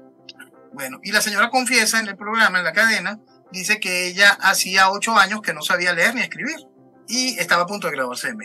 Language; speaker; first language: Spanish; native; Spanish